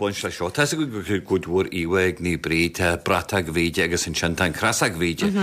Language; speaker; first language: Irish; native; Irish